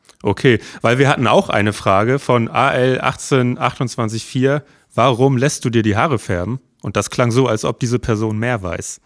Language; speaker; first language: German; native; German